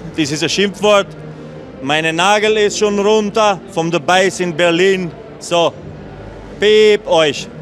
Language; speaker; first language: German; non-native, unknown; Albanian